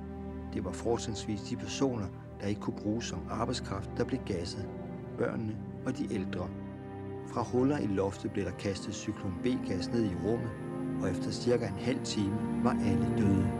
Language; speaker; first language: Danish; native; Danish